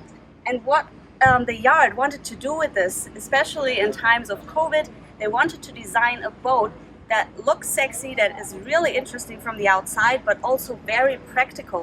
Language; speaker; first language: English; non-native, fluent; German